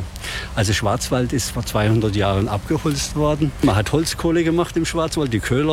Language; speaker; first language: German; native; German